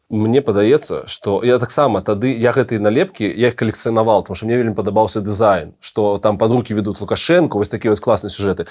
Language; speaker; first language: Belarusian; non-native, local second language; Russian